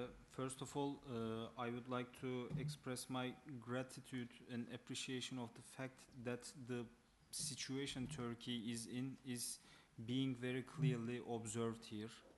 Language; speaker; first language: English; non-native, fluent; Turkish